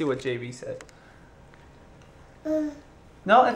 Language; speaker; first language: English; native; English